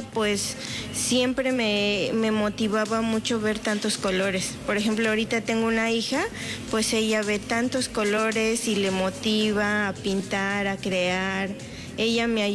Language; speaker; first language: Spanish; non-native, local second language; Zapotec